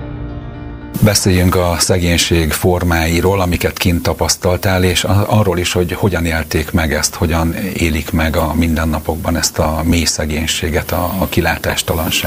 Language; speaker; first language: Hungarian; native; Hungarian